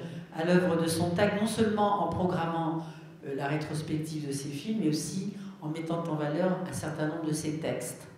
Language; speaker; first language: French; native; French